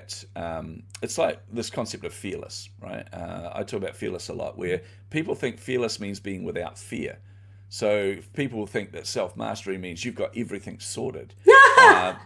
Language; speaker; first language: English; native; English